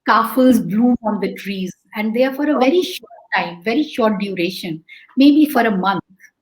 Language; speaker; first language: English; non-native, local second language; Hindi